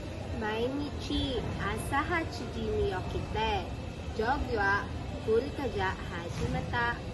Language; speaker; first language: Japanese; non-native, learner; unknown